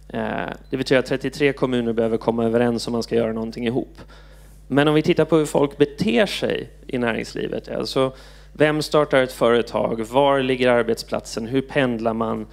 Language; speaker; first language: Swedish; native; Swedish